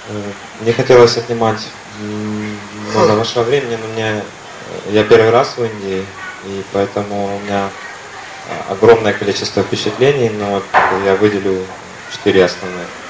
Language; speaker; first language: Russian; native; Russian